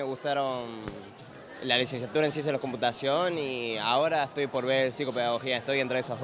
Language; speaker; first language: Spanish; native; Spanish